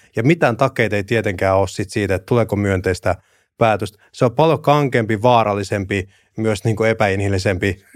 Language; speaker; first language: Finnish; early bilingual, other home language; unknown